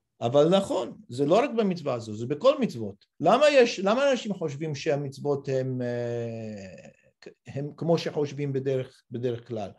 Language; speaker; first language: Hebrew; non-native, fluent; English